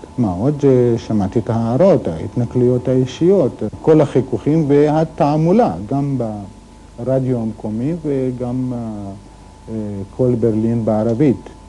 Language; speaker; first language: Hebrew; early bilingual, other home language; Arabic